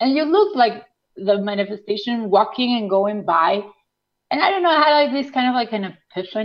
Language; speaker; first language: English; non-native, fluent; Spanish